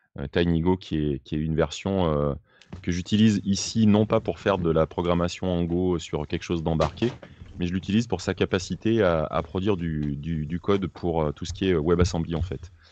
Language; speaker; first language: French; native; French